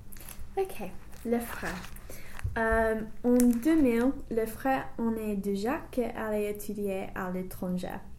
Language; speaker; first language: French; non-native, learner; English